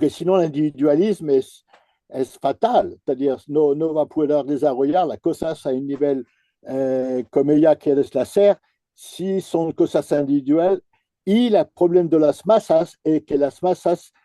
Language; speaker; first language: Spanish; non-native, fluent; French